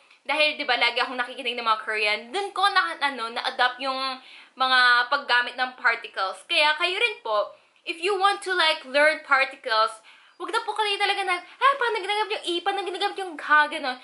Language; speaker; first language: Filipino; early bilingual, other home language; Korean